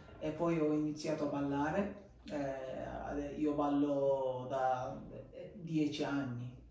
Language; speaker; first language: Italian; non-native, learner; Turkish